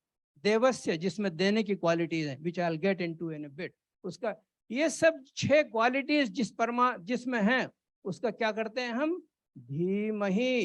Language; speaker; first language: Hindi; native; Hindi